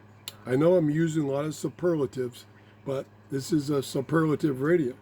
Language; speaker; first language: English; native; English